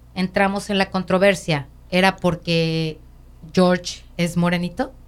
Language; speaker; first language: Spanish; native; Spanish